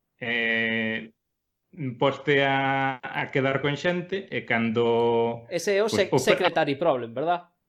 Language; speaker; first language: Galician; non-native, local second language; Spanish